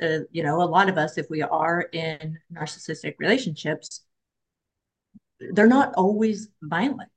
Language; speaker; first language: English; native; English